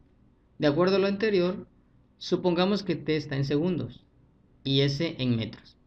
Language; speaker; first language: Spanish; native; Spanish